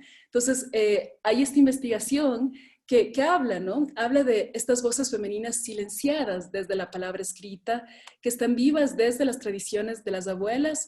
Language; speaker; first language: Spanish; native; Spanish